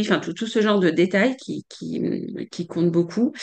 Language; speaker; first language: French; native; French